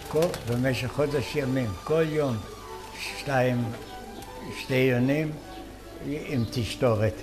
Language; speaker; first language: Hebrew; non-native, fluent; German